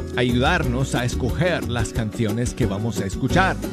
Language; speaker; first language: Spanish; non-native, fluent; English